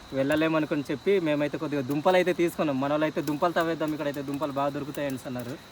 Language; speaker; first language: Telugu; native; Telugu